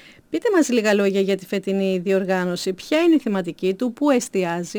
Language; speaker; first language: Greek; native; Greek